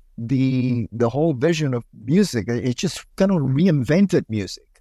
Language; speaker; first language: English; early bilingual, other home language; Spanish